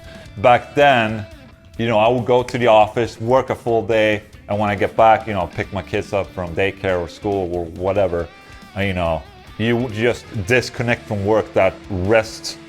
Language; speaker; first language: English; non-native, fluent; Swedish